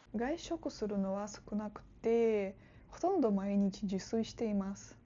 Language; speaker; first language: Japanese; non-native, fluent; Russian